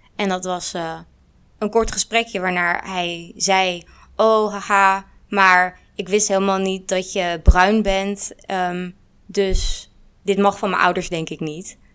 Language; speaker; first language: Dutch; early bilingual, other home language; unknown